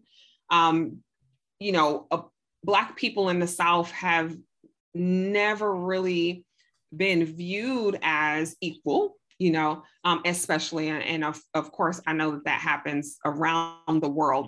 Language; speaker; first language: English; native; English